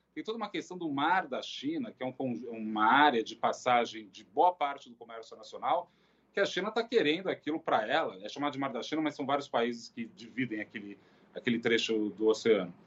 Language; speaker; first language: Portuguese; native; Portuguese